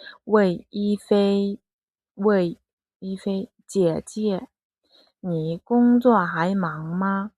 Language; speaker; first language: Chinese; non-native, fluent; Mongolian